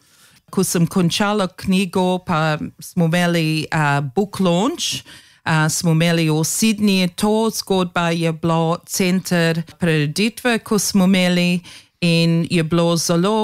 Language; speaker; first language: Slovenian; early bilingual, heritage; Slovenian